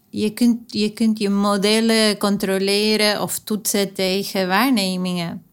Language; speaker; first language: Dutch; non-native, fluent; Spanish